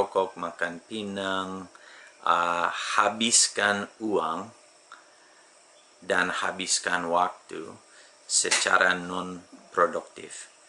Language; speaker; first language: Indonesian; non-native, fluent; English